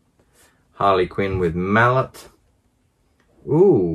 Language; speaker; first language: English; native; English